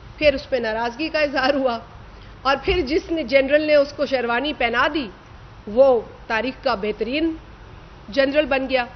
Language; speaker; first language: Urdu; non-native, local second language; Sindhi